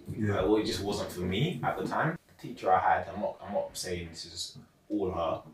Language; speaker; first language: English; native; English